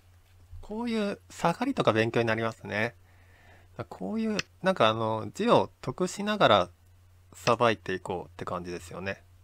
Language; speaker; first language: Japanese; native; Japanese